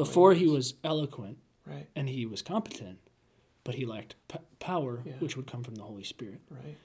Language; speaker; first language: English; native; English